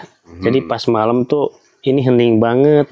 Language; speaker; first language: Indonesian; native; Indonesian